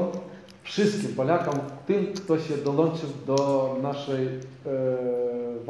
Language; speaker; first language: Polish; non-native, learner; Ukrainian